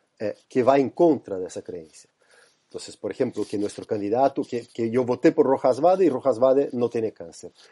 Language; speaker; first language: Spanish; non-native, fluent; Portuguese